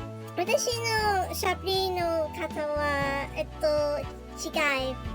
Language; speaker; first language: Japanese; non-native, learner; English